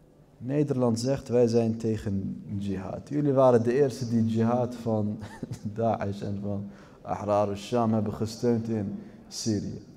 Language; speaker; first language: Dutch; early bilingual, other home language; Arabic